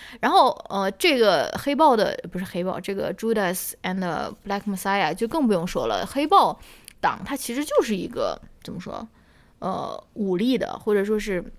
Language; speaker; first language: Chinese; native; Chinese